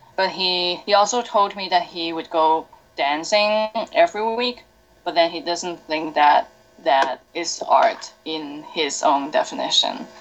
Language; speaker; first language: English; non-native, local second language; Cantonese